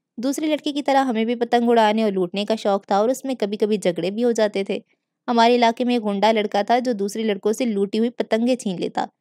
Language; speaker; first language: Urdu; native; Urdu